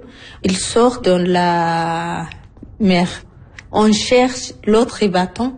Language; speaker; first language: French; non-native, learner; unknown